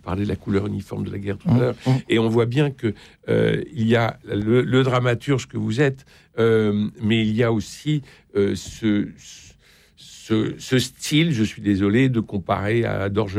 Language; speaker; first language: French; native; French